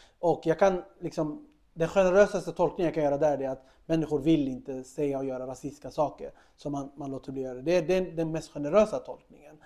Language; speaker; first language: Swedish; early bilingual, other home language; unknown